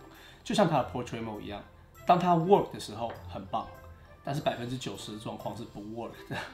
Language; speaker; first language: Chinese; native; Chinese